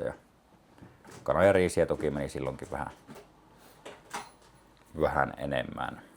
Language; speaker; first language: Finnish; native; Finnish